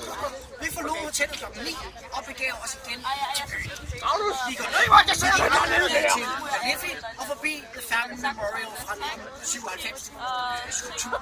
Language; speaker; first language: Danish; native; Danish